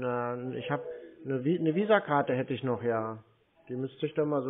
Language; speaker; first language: German; native; German